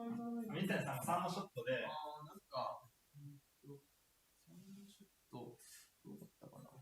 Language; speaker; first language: Japanese; native; Japanese